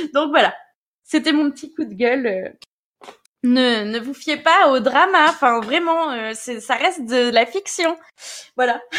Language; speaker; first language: French; native; French